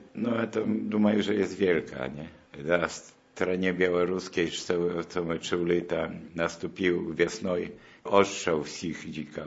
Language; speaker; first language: Polish; non-native, local second language; Belarusian